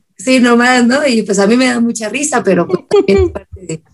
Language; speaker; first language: Spanish; native; Spanish